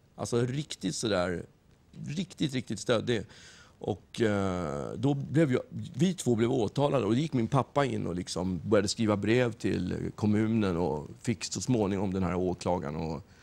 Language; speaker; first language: Swedish; native; Swedish